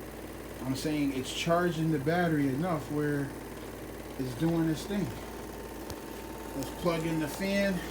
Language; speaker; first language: English; native; English